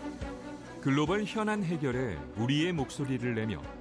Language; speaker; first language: Korean; native; Korean